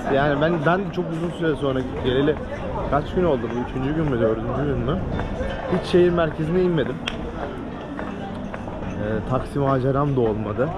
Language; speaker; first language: Turkish; native; Turkish